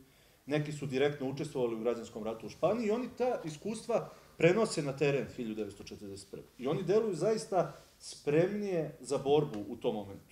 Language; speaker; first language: Serbian; native; Serbian